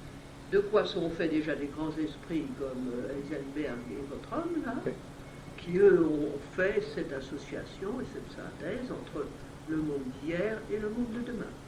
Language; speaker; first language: French; native; French